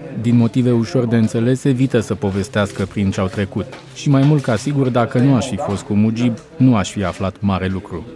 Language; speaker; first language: Romanian; native; Romanian